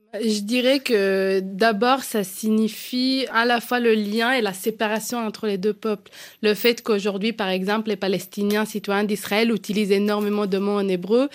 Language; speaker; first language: French; non-native, fluent; Hebrew